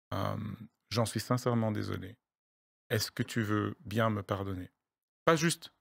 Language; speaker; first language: French; native; French